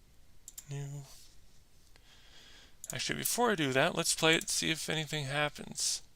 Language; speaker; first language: English; native; English